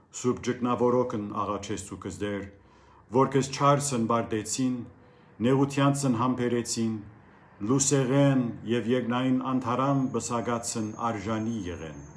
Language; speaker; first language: Armenian; early bilingual, heritage; Armenian